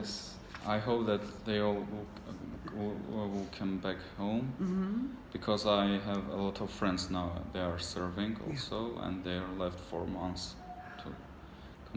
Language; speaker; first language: English; non-native, learner; Armenian